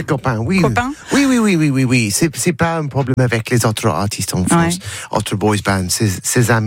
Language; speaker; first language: French; non-native, learner; English